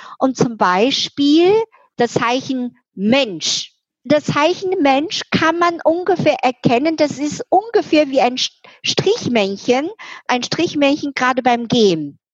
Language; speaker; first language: German; non-native, fluent; Chinese